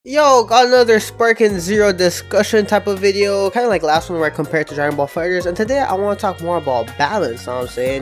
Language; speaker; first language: English; native; English